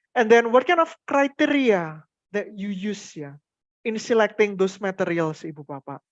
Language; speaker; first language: English; non-native, fluent; Indonesian